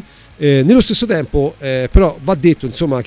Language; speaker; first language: Italian; native; Italian